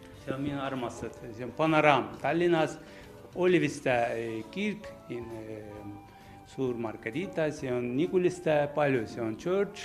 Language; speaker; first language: Estonian; non-native, learner; Azerbaijani